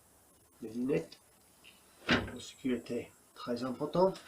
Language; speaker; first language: French; non-native, learner; English